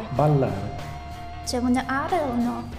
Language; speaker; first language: Italian; non-native, learner; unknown